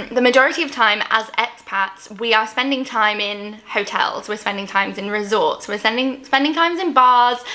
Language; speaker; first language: English; native; English